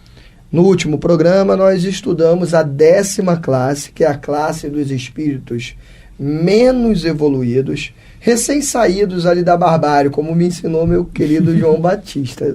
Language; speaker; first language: Portuguese; native; Portuguese